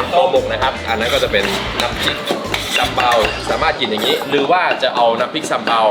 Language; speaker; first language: Thai; non-native, fluent; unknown